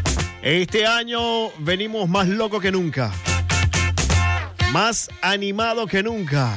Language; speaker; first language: Spanish; native; Spanish